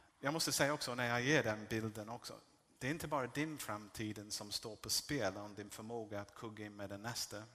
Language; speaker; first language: Swedish; non-native, fluent; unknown